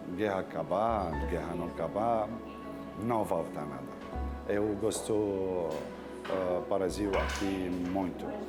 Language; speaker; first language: Portuguese; non-native, learner; Arabic